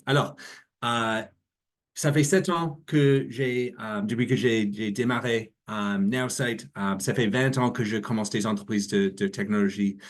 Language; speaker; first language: French; non-native, learner; English